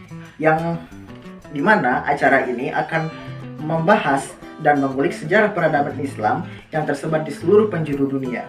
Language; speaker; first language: Indonesian; native; Indonesian